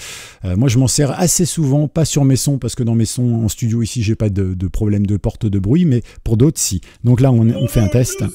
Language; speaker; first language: French; native; French